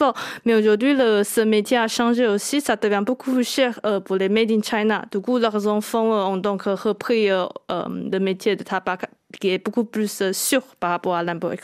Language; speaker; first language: French; non-native, fluent; Chinese